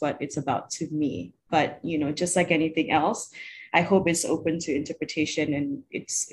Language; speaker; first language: English; non-native, local second language; Malay